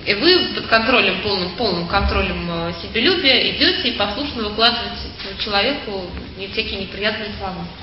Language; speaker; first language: Russian; native; Russian